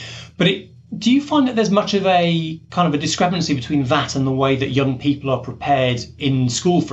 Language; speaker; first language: English; native; English